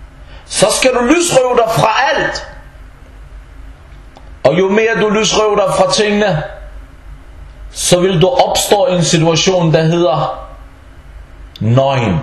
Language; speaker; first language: Danish; early bilingual, other home language; Arabic